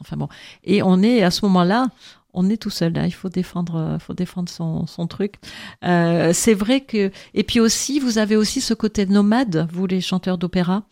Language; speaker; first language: French; native; French